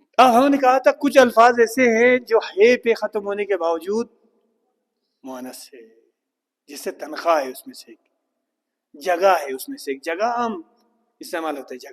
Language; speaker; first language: Urdu; non-native, local second language; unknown